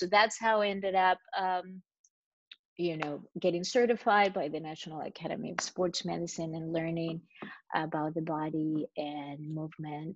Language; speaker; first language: English; non-native, fluent; Spanish